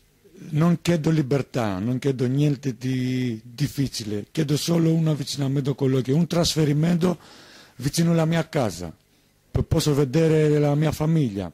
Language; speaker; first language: Italian; non-native, learner; Greek